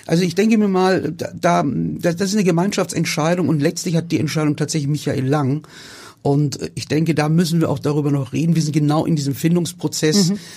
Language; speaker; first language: German; early bilingual, other home language; Turkish